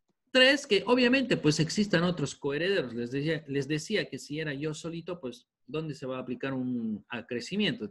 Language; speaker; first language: Spanish; native; Spanish